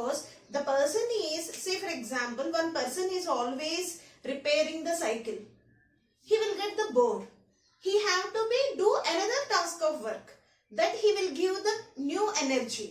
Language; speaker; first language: English; non-native, local second language; Telugu